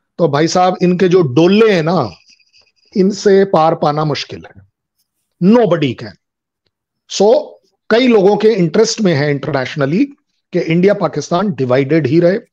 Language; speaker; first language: Hindi; native; Hindi